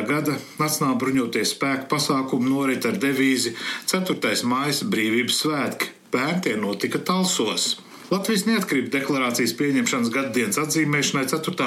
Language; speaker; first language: Latvian; early bilingual, heritage; Latvian